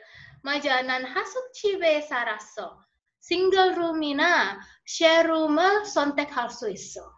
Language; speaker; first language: Korean; non-native, learner; Indonesian